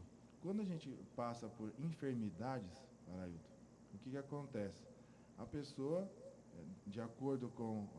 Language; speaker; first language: Portuguese; native; Portuguese